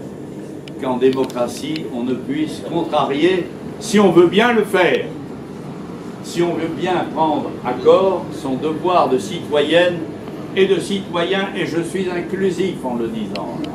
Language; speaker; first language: French; native; French